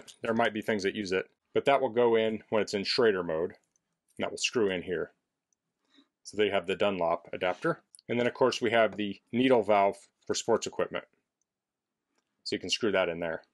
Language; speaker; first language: English; native; English